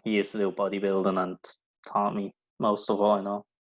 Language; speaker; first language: English; native; English